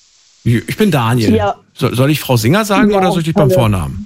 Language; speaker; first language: German; native; German